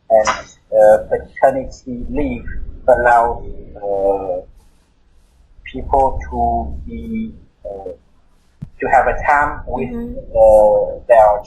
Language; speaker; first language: English; non-native, learner; Vietnamese